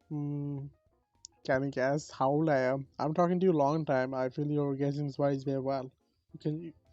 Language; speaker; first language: English; non-native, learner; Bangla